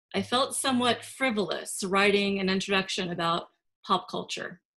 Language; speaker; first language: English; native; English